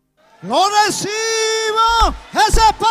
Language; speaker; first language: Spanish; native; Spanish